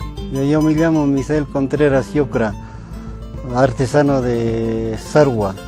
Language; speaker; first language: Spanish; non-native, local second language; Quechua